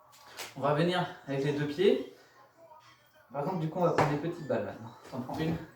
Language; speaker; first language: French; native; French